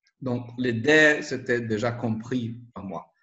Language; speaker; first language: French; non-native, learner; Portuguese